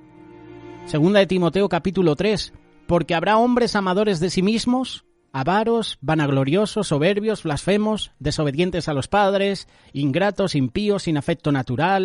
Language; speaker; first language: Spanish; native; Spanish